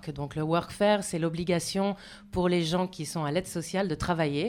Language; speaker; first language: French; native; French